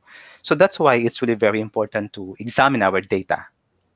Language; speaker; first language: English; non-native, local second language; Cebuano